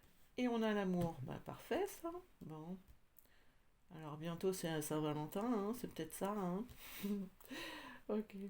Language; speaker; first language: French; native; French